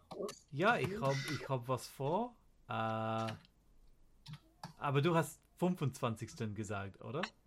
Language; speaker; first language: German; non-native, learner; English